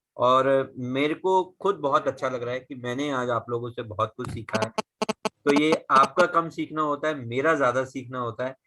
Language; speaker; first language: Hindi; native; Hindi